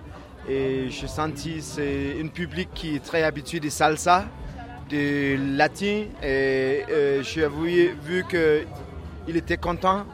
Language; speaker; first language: French; non-native, learner; Danish